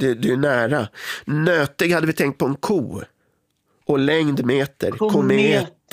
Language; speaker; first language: Swedish; native; Swedish